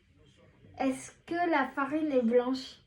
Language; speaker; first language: French; native; French